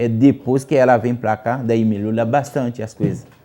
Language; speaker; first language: Portuguese; non-native, learner; Haitian Creole